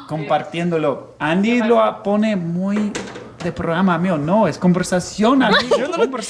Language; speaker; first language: Spanish; non-native, fluent; English